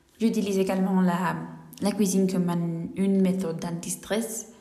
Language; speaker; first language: French; non-native, learner; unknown